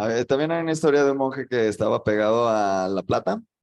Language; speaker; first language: Spanish; native; Spanish